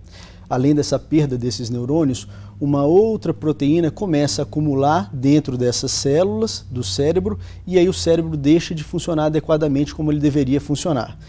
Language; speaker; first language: Portuguese; native; Portuguese